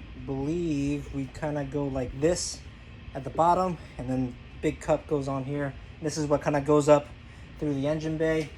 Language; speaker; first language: English; native; English